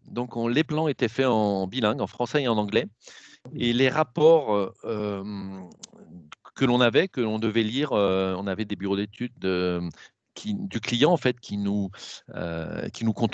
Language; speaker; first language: French; native; French